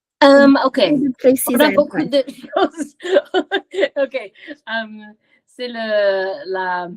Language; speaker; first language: French; non-native, learner; English